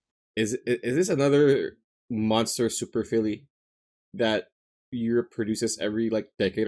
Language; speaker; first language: English; native; English